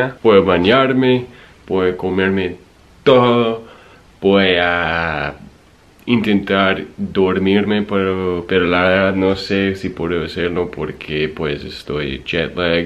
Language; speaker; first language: Spanish; non-native, fluent; English